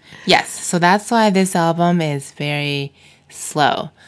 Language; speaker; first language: English; early bilingual, other home language; Chinese